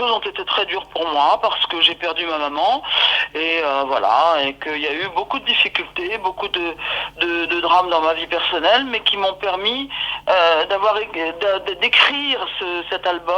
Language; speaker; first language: French; native; French